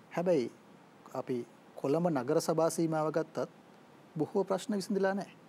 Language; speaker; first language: Sinhala; native; Sinhala